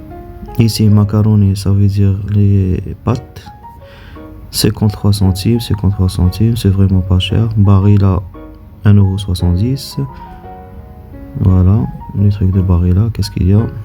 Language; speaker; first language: French; non-native, local second language; Arabic